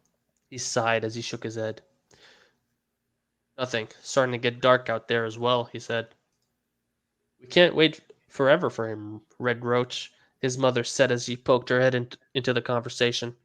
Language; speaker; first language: English; native; English